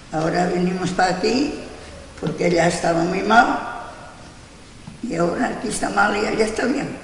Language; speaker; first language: Spanish; non-native, local second language; Galician